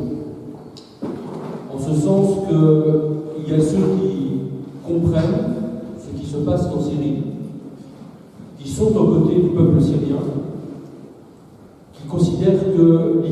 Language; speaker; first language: French; native; French